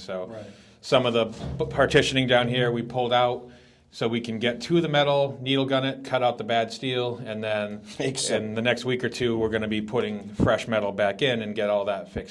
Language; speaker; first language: English; native; English